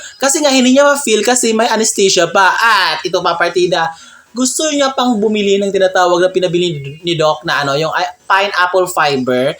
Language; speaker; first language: Filipino; non-native, local second language; Cebuano